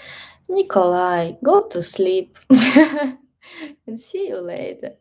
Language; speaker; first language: English; non-native, learner; Russian